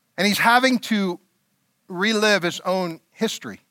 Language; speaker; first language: English; native; English